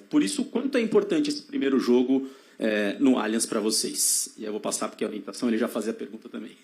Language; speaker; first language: Portuguese; native; Portuguese